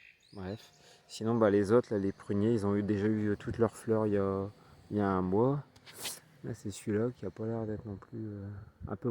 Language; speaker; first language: French; native; French